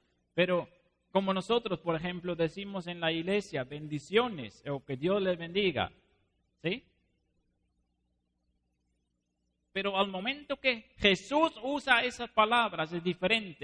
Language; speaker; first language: Spanish; non-native, fluent; Dutch